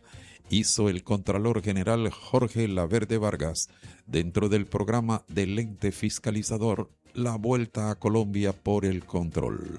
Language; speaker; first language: Spanish; native; Spanish